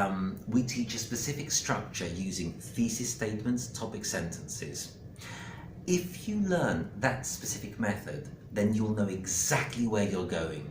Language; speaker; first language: English; non-native, fluent; Greek